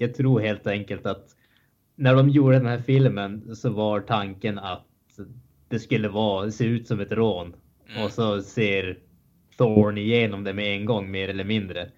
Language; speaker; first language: Swedish; native; Swedish